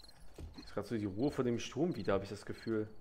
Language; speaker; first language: German; native; German